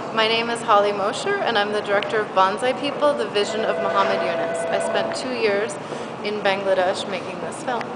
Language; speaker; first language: English; native; English